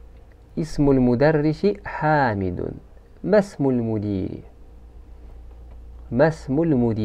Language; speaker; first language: Arabic; non-native, fluent; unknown